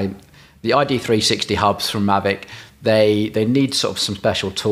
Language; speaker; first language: English; native; English